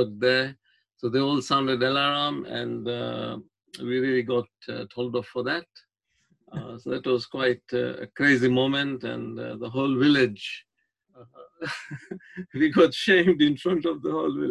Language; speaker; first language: English; non-native, local second language; Gujarati